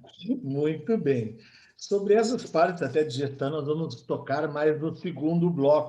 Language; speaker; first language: Portuguese; native; Portuguese